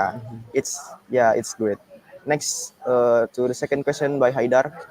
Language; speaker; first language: English; non-native, learner; Indonesian